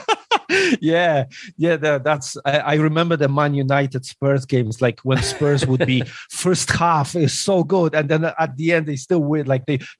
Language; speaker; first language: English; non-native, fluent; Polish